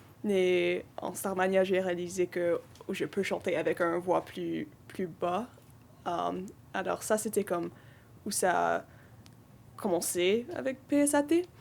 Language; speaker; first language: French; non-native, local second language; English